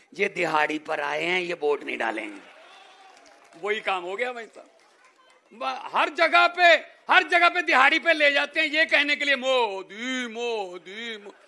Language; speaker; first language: Hindi; non-native, local second language; Punjabi